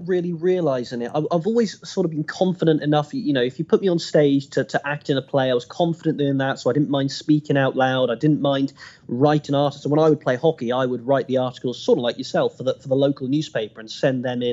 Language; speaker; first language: English; native; English